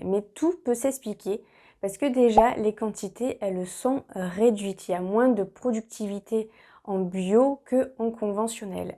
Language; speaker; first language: French; native; French